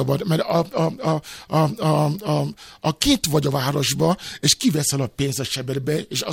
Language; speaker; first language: Hungarian; non-native, fluent; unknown